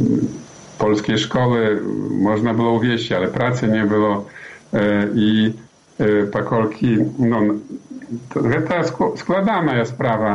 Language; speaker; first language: Polish; non-native, learner; Belarusian